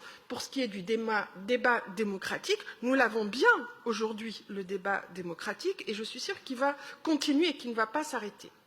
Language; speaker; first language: French; native; French